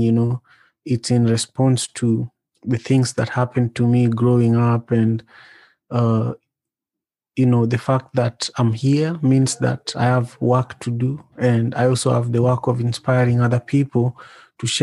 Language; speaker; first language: English; non-native, local second language; Luo (Kenya and Tanzania)